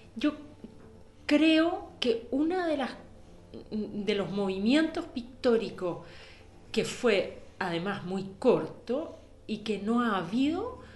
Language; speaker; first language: Spanish; native; Spanish